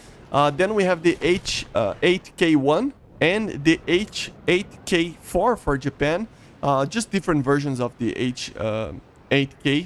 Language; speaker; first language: English; non-native, fluent; Portuguese